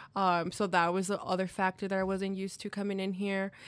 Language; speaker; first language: English; early bilingual, other home language; Spanish